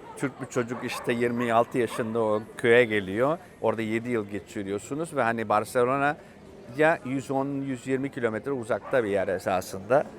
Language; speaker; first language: Turkish; native; Turkish